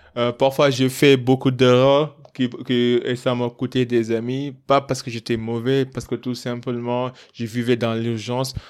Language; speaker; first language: French; non-native, local second language; Wolof